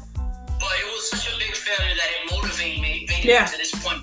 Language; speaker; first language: English; native; English